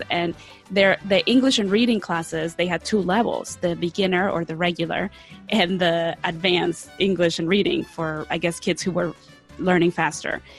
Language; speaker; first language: English; early bilingual, other home language; Spanish